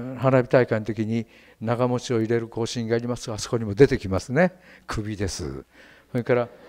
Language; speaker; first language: Japanese; native; Japanese